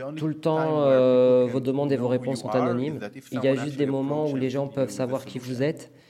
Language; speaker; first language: French; non-native, fluent; Hebrew